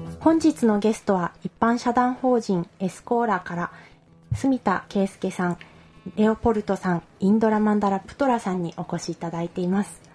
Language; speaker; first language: Japanese; native; Japanese